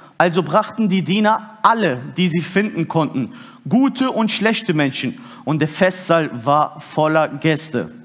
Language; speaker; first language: German; early bilingual, other home language; Turkish